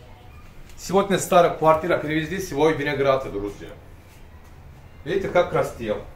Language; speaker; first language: Russian; non-native, learner; Turkish